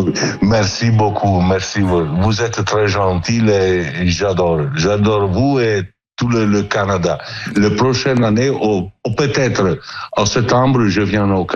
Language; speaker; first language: French; non-native, learner; Italian